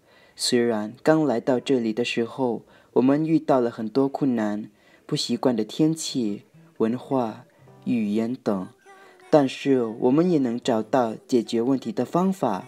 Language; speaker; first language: Chinese; non-native, learner; Thai